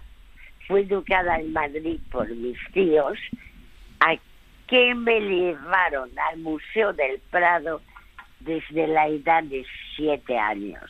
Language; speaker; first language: Spanish; early bilingual, other home language; French